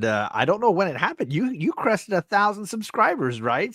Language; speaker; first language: English; native; English